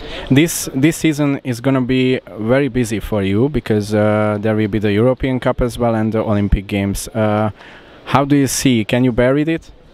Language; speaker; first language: English; non-native, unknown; Hungarian